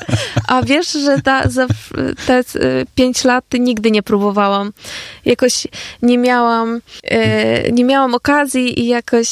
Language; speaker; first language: Polish; non-native, fluent; Ukrainian